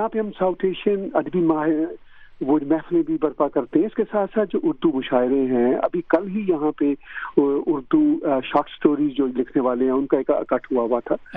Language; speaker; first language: Urdu; non-native, local second language; Punjabi